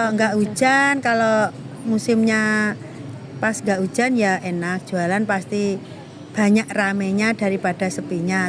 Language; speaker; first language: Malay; non-native, local second language; Javanese